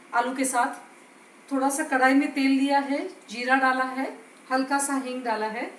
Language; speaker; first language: Hindi; non-native, local second language; Gujarati